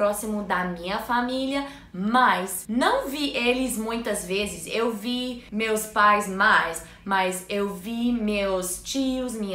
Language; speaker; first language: Portuguese; non-native, learner; English